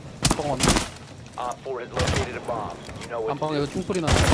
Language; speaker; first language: Korean; native; Korean